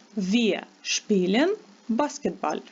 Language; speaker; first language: German; non-native, fluent; Ukrainian